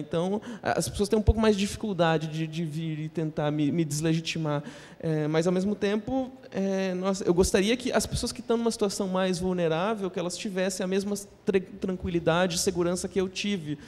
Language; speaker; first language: Portuguese; native; Portuguese